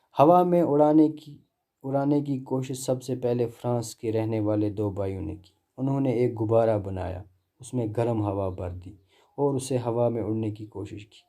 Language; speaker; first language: Urdu; non-native, local second language; Kashmiri